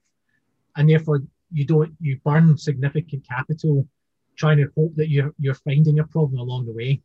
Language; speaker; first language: English; native; English